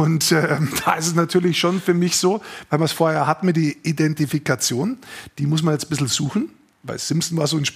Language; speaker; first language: German; native; German